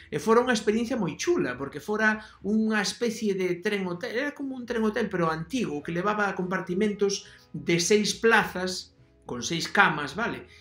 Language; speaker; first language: Galician; non-native, local second language; Spanish